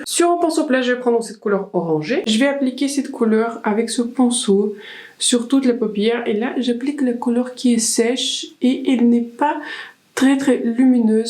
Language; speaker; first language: French; native; French